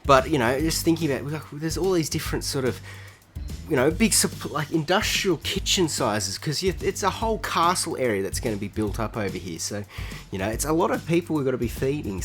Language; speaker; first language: English; native; English